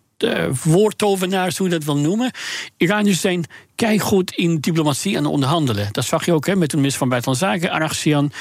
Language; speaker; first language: Dutch; non-native, fluent; Persian